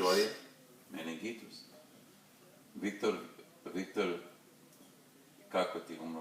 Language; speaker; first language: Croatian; early bilingual, heritage; Croatian